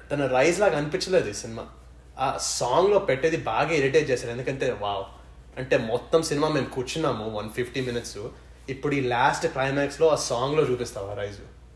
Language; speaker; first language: Telugu; early bilingual, other home language; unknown